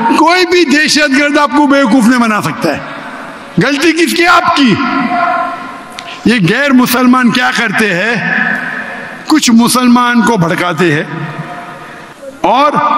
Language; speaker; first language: Hindi; non-native, local second language; Konkani